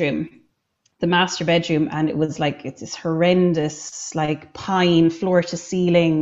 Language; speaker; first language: English; native; English